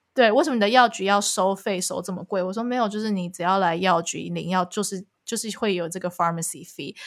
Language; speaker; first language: Chinese; early bilingual, heritage; Chinese